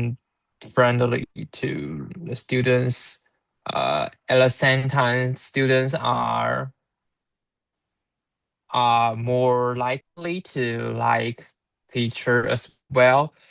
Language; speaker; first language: English; non-native, learner; Chinese